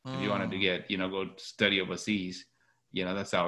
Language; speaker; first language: English; non-native, local second language; Kalenjin